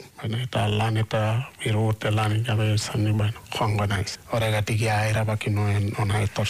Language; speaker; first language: Basque; non-native, fluent; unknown